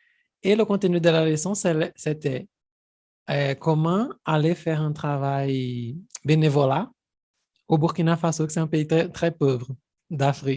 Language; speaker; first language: French; non-native, fluent; Portuguese